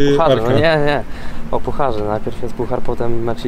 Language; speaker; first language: Polish; native; Polish